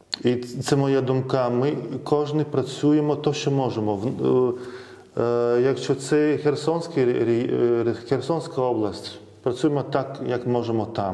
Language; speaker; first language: Ukrainian; non-native, fluent; Lithuanian